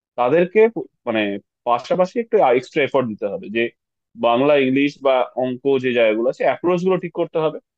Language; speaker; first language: Bangla; native; Bangla